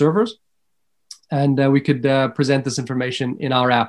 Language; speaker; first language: English; native; English